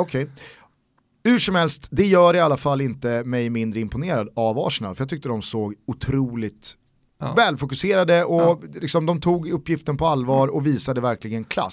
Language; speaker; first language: Swedish; native; Swedish